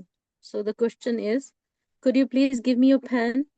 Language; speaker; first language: English; non-native, local second language; Hindi